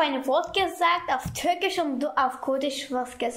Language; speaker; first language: German; early bilingual, other home language; Turkish